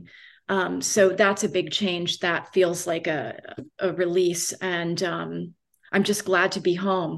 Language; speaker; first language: English; native; English